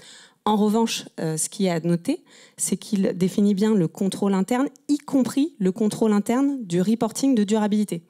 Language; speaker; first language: French; native; French